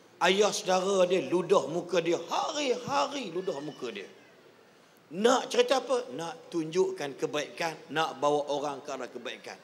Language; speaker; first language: Malay; native; Malay